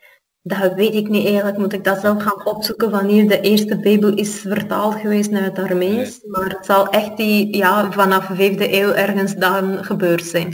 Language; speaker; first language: Dutch; non-native, fluent; Armenian